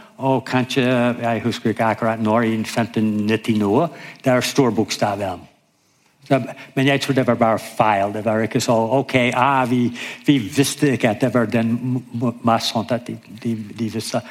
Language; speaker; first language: Norwegian; non-native, fluent; English